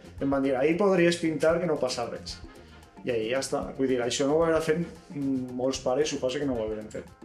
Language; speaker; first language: Catalan; native; Catalan